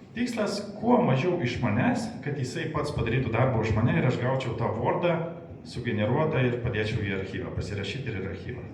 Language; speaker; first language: Lithuanian; non-native, local second language; Polish